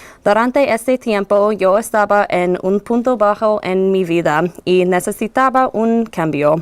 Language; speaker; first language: Spanish; non-native, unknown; English